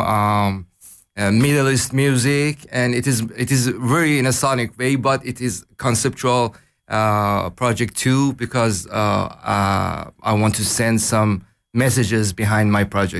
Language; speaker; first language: English; non-native, learner; Persian